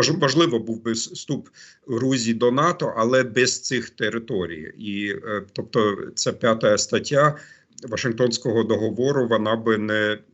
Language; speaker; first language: Ukrainian; non-native, fluent; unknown